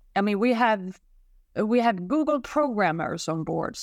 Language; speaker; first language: English; non-native, fluent; Swedish